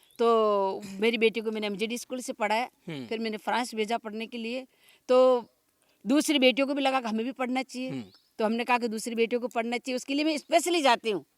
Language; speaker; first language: Hindi; non-native, local second language; Rajasthani